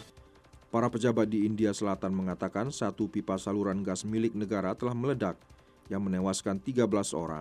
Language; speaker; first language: Indonesian; native; Indonesian